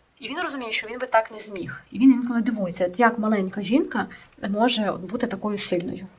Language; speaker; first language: Ukrainian; non-native, local second language; Russian